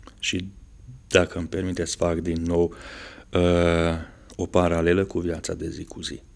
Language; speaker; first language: Romanian; non-native, local second language; Hungarian